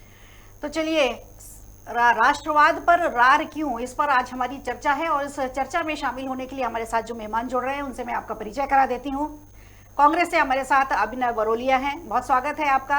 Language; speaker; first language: Hindi; native; Hindi